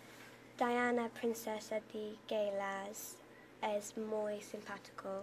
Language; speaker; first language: Spanish; non-native, learner; English